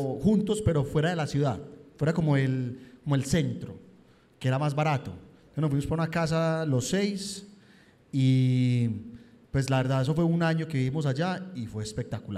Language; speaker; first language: Spanish; native; Spanish